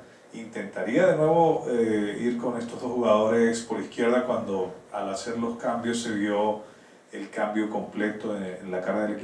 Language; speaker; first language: Spanish; native; Spanish